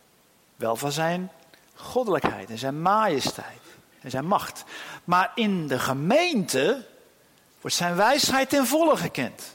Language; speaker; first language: Dutch; native; Dutch